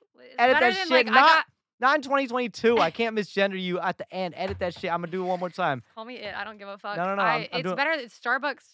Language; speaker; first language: English; native; English